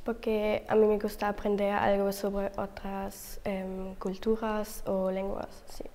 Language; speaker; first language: Spanish; non-native, learner; German